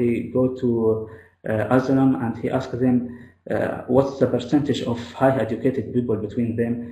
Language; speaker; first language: English; non-native, fluent; Arabic